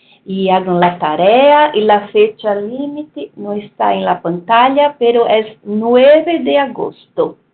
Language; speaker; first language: Spanish; non-native, fluent; Portuguese